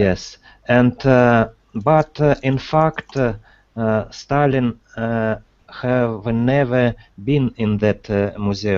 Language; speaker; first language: English; non-native, learner; Russian